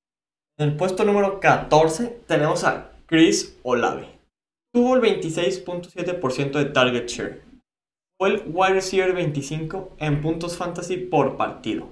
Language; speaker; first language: Spanish; native; Spanish